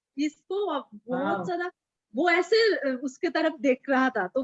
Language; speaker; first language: Hindi; native; Hindi